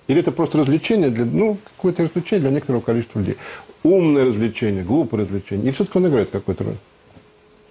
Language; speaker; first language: Russian; native; Russian